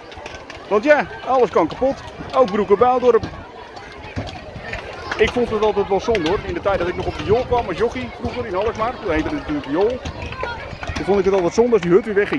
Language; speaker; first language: Dutch; native; Dutch